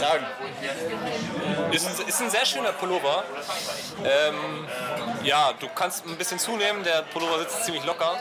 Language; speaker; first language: German; native; German